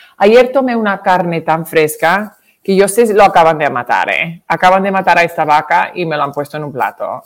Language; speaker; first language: Spanish; early bilingual, heritage; English